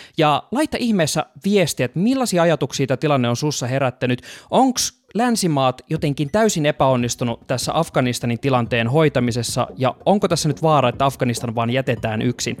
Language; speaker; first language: Finnish; native; Finnish